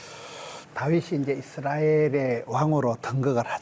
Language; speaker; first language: Korean; native; Korean